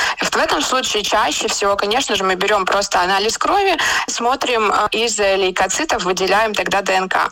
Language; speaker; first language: Russian; native; Russian